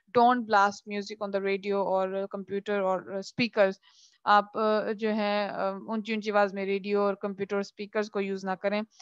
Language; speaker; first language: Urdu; non-native, local second language; Punjabi